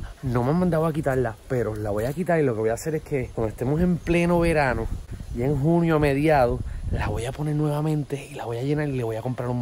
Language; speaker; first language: Spanish; native; Spanish